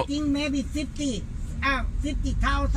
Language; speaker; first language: English; non-native, learner; Thai